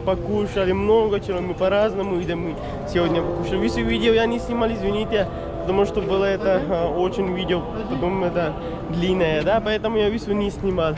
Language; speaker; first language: Russian; non-native, learner; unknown